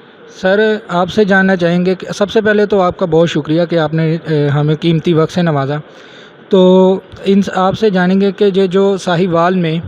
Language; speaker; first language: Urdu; non-native, local second language; Punjabi